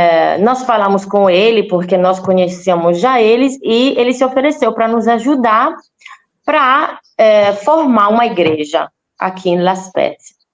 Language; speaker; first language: Portuguese; non-native, fluent; Italian